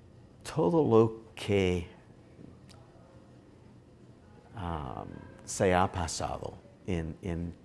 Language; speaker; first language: Spanish; non-native, learner; English